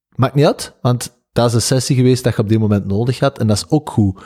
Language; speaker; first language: Dutch; native; Dutch